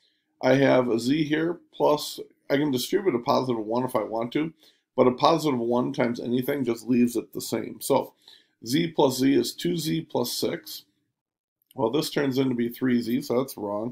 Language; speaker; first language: English; native; English